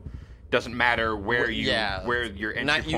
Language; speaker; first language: English; native; English